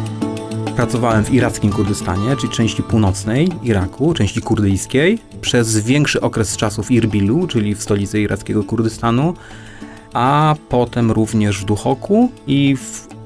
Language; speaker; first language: Polish; native; Polish